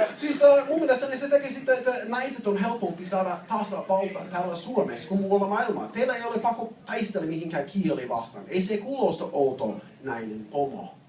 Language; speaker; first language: Finnish; non-native, learner; English